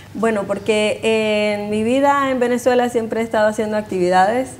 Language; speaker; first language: Spanish; native; Spanish